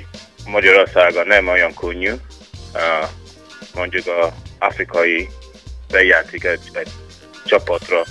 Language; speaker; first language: Hungarian; non-native, learner; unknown